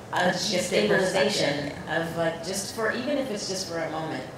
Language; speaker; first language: English; native; English